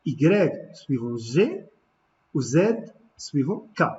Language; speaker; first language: French; non-native, local second language; Arabic